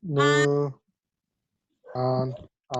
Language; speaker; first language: Chinese; non-native, learner; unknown